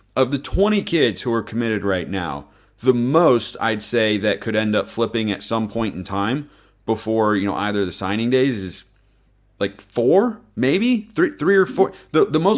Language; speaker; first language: English; native; English